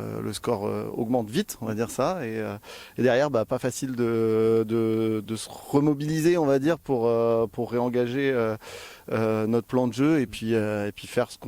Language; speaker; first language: French; native; French